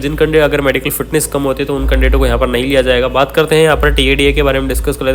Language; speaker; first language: Hindi; native; Hindi